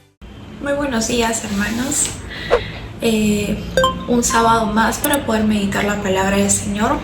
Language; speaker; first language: Spanish; native; Spanish